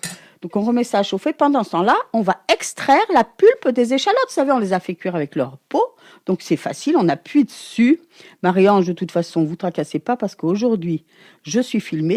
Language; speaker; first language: French; native; French